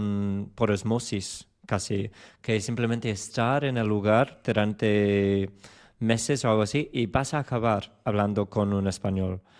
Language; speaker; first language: Spanish; non-native, fluent; English